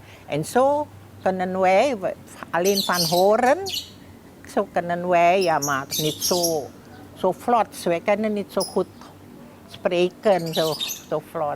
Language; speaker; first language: Dutch; early bilingual, heritage; Indonesian